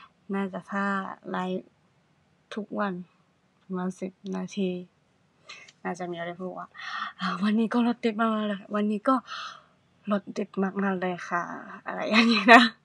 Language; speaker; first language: Thai; non-native, learner; Japanese